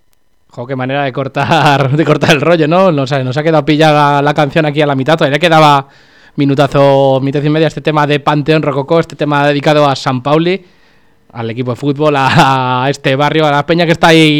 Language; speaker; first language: Spanish; native; Spanish